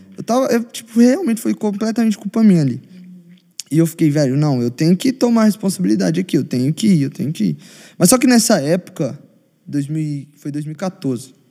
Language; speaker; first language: Portuguese; native; Portuguese